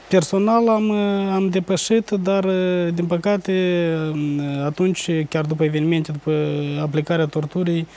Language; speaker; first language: Romanian; native; Romanian